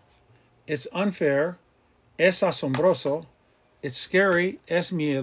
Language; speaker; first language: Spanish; non-native, fluent; English